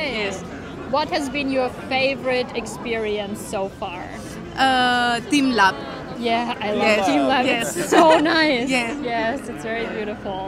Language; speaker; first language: English; non-native, fluent; German